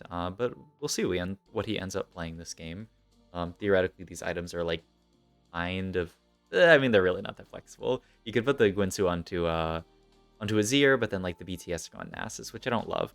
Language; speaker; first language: English; native; English